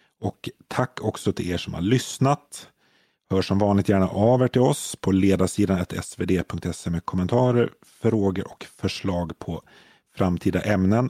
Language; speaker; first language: Swedish; native; Swedish